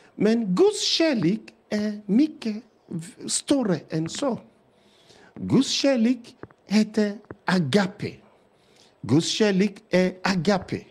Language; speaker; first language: Swedish; non-native, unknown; Yoruba